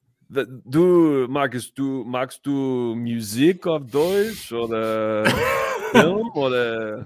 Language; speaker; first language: German; non-native, learner; English